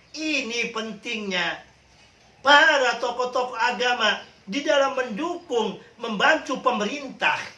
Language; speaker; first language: Indonesian; native; Indonesian